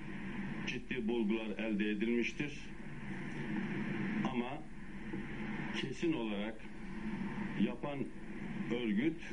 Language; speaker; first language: Turkish; native; Turkish